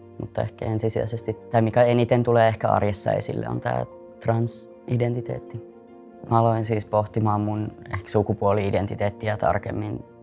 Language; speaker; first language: Finnish; native; Finnish